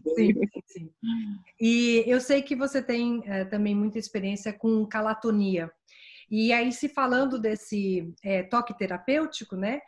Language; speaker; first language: Portuguese; native; Portuguese